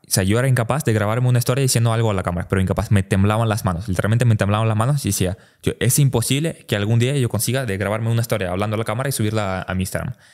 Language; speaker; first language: Spanish; early bilingual, other home language; Russian